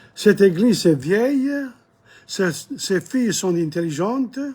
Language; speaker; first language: French; non-native, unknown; English